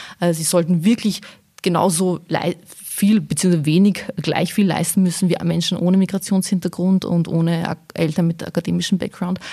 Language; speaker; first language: German; early bilingual, other home language; Bosnian